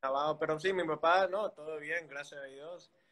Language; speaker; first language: Spanish; early bilingual, heritage; English